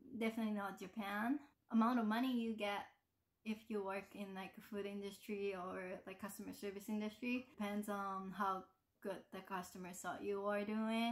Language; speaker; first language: English; non-native, fluent; Japanese